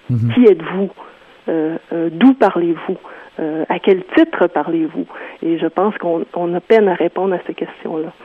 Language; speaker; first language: French; native; French